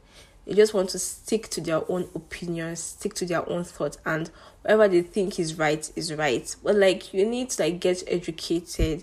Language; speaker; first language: English; non-native, local second language; Yoruba